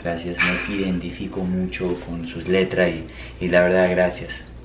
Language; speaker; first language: Spanish; non-native, fluent; English